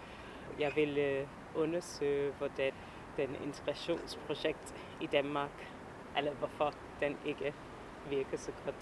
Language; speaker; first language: Danish; non-native, fluent; English